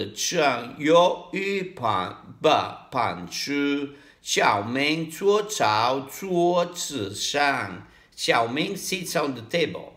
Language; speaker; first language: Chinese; non-native, learner; Italian